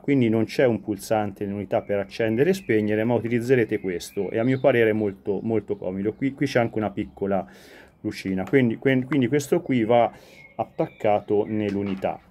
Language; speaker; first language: Italian; native; Italian